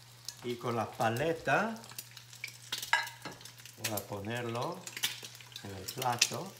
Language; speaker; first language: Spanish; non-native, fluent; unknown